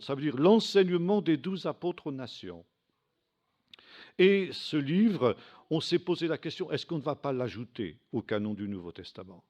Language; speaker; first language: French; native; French